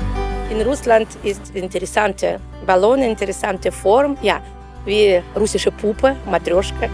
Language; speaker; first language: German; non-native, learner; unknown